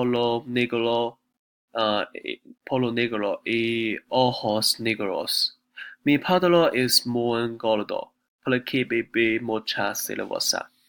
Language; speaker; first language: Spanish; non-native, learner; Chinese